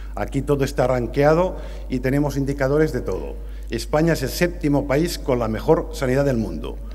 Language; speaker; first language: Spanish; native; Spanish